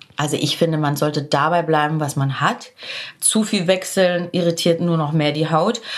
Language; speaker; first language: German; early bilingual, other home language; Polish